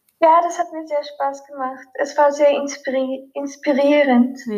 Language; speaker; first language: German; early bilingual, other home language; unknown